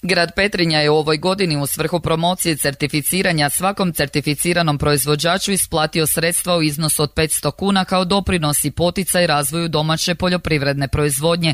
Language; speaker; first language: Serbian; native; Serbian